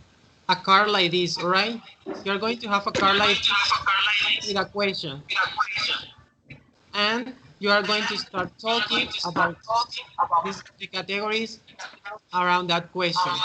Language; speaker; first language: English; non-native, fluent; Spanish